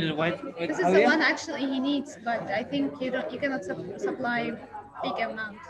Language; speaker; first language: English; non-native, fluent; Arabic